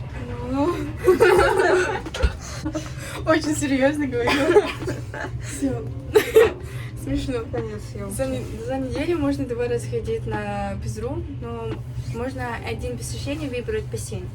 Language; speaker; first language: Russian; non-native, learner; Mongolian